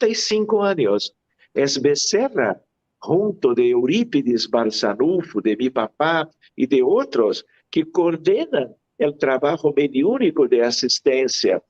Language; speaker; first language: Spanish; non-native, fluent; Portuguese